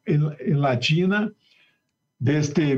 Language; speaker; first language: Spanish; non-native, learner; Portuguese